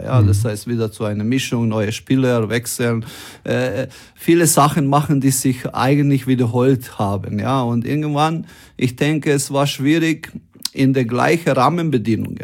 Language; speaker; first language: German; non-native, fluent; Croatian